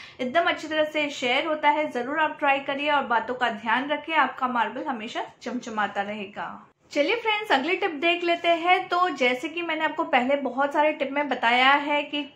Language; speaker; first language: Hindi; non-native, local second language; Gujarati